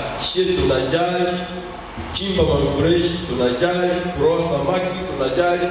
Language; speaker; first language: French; non-native, local second language; Swahili